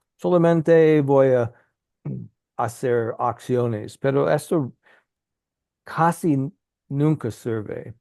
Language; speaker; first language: Spanish; non-native, learner; English